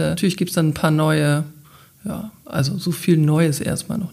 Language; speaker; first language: German; native; German